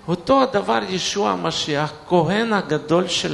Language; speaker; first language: Hebrew; non-native, fluent; Russian